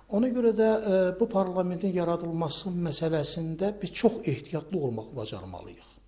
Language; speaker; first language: Azerbaijani; native; Azerbaijani